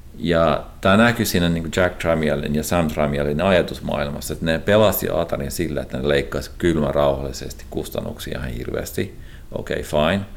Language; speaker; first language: Finnish; native; Finnish